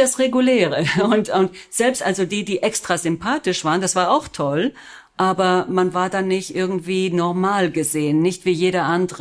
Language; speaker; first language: German; early bilingual, other home language; Spanish